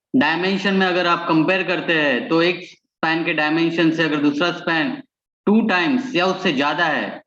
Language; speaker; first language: Hindi; non-native, local second language; Marathi